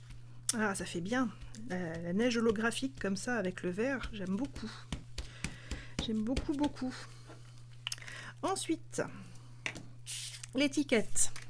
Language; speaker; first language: French; native; French